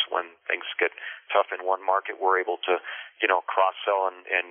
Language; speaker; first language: English; early bilingual, other home language; Spanish